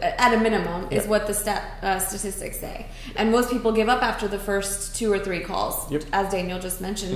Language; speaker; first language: English; native; English